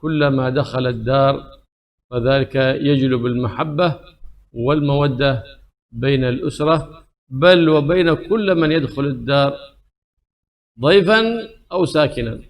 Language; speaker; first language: Arabic; native; Arabic